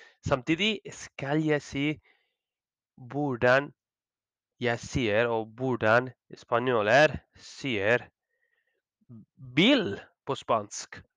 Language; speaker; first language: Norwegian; non-native, learner; Spanish